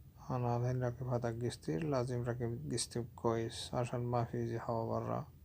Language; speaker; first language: Arabic; non-native, learner; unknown